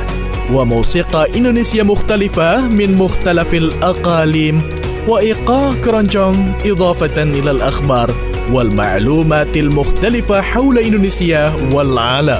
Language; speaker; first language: Arabic; non-native, fluent; Indonesian